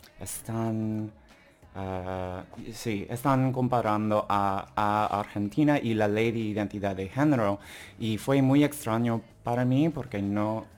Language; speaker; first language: Spanish; non-native, learner; English